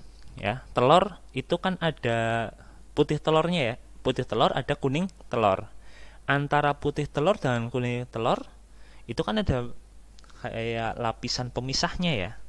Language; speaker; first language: Indonesian; native; Indonesian